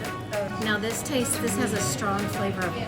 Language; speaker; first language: English; native; English